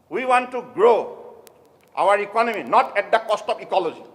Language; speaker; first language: English; non-native, local second language; Assamese